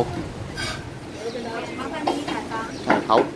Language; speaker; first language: Chinese; native; Chinese